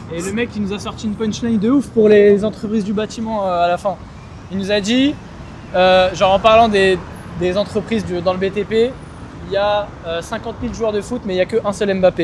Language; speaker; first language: French; native; French